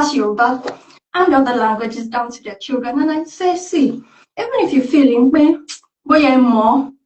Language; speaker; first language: English; non-native, local second language; Yoruba